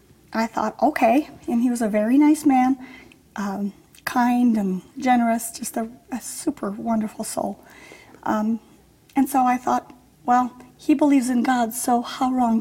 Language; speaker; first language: English; early bilingual, other home language; Polish